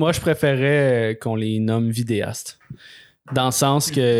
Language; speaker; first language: French; native; French